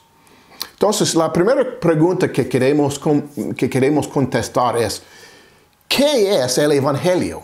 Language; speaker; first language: Spanish; non-native, fluent; English